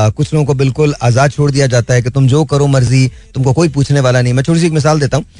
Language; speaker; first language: Urdu; native; Urdu